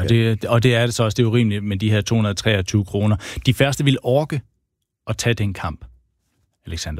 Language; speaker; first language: Danish; native; Danish